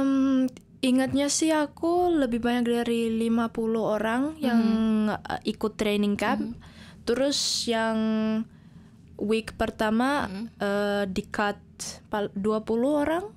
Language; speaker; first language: Indonesian; early bilingual, heritage; Indonesian